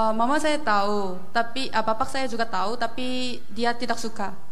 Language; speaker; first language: Indonesian; non-native, fluent; Korean